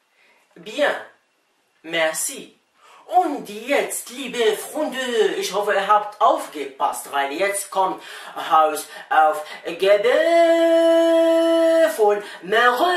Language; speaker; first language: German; non-native, fluent; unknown